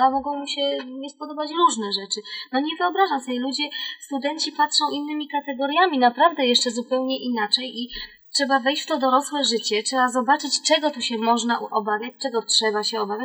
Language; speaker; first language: Polish; native; Polish